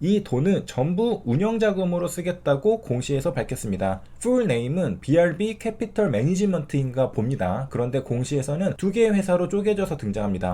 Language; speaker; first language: Korean; native; Korean